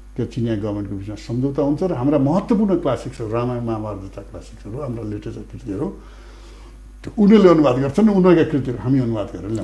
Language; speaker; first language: Nepali; native; Nepali